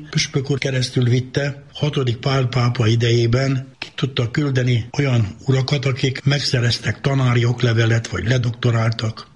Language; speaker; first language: Hungarian; native; Hungarian